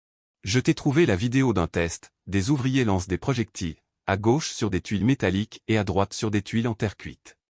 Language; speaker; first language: French; native; French